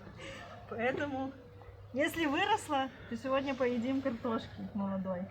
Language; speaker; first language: Russian; native; Russian